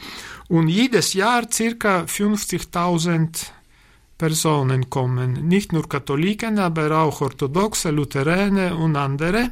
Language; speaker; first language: German; non-native, learner; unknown